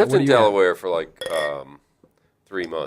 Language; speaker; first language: English; native; English